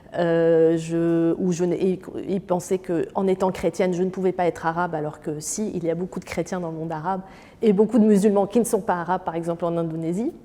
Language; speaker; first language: French; early bilingual, other home language; Arabic